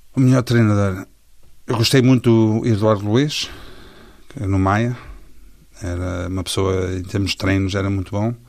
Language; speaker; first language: Portuguese; early bilingual, heritage; Portuguese